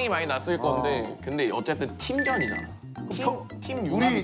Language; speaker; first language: Korean; native; Korean